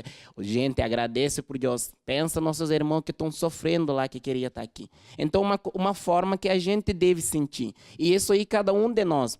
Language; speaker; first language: Portuguese; non-native, fluent; Wolof